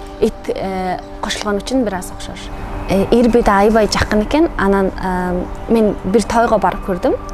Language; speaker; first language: Kyrgyz; non-native, learner; Mongolian